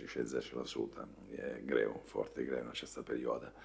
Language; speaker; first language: Romanian; non-native, fluent; Italian